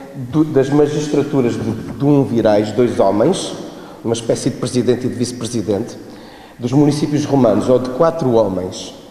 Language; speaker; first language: Portuguese; native; Portuguese